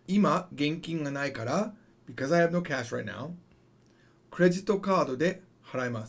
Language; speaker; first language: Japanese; non-native, fluent; English